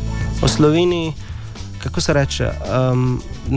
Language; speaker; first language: Slovenian; non-native, learner; Arabic